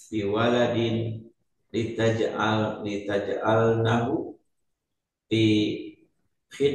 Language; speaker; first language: Arabic; non-native, learner; Indonesian